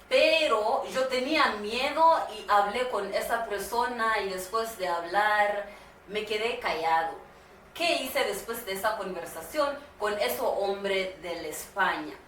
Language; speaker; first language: Spanish; non-native, learner; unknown